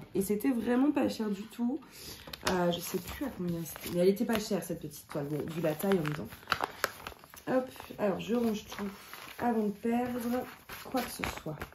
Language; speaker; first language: French; native; French